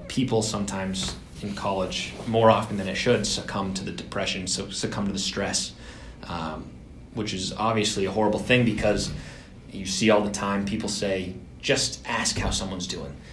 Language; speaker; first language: English; native; English